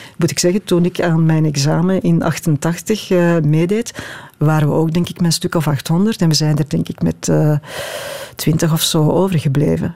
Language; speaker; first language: Dutch; native; Dutch